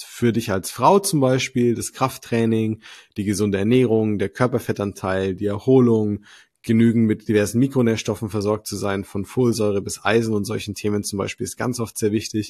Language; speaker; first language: German; native; German